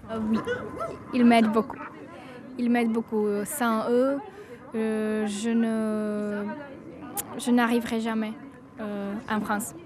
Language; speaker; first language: French; non-native, fluent; Czech